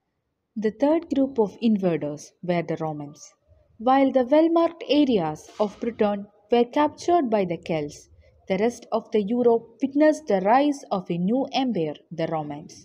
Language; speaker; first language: English; non-native, local second language; Malayalam